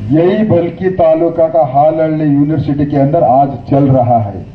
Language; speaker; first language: Hindi; non-native, local second language; Marathi